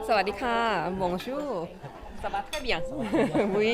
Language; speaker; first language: French; non-native, fluent; Thai